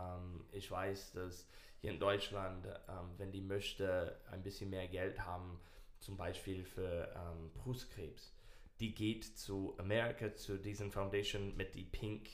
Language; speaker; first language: German; non-native, learner; English